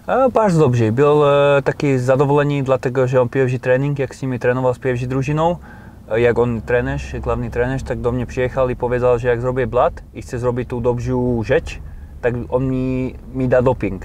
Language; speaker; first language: Polish; non-native, learner; Slovak